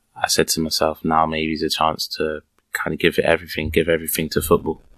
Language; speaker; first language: English; native; English